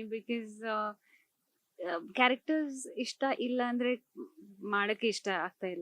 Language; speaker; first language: Kannada; non-native, local second language; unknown